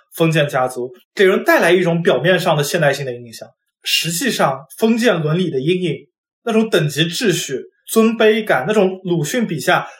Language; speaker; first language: Chinese; non-native, local second language; Wu Chinese